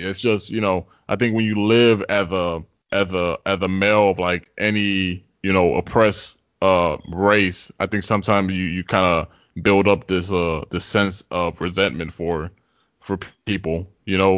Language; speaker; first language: English; native; English